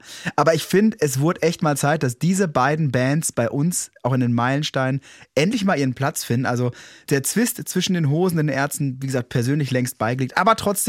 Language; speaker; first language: German; native; German